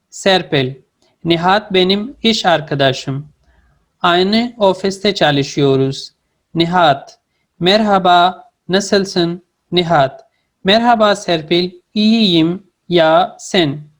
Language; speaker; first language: Turkish; non-native, fluent; Urdu